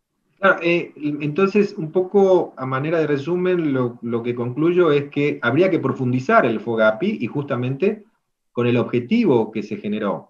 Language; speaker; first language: Spanish; native; Spanish